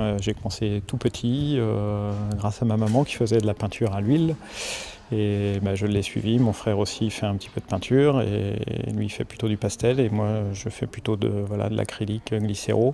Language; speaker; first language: French; native; French